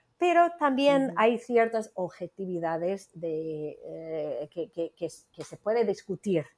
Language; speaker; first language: Spanish; non-native, fluent; English